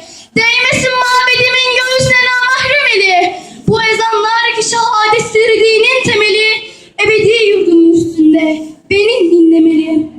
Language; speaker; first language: Turkish; native; Turkish